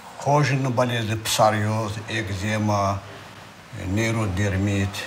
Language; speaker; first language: Russian; non-native, local second language; Azerbaijani